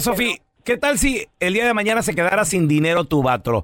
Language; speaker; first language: Spanish; native; Spanish